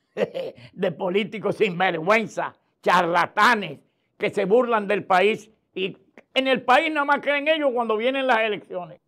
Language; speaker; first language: Spanish; native; Spanish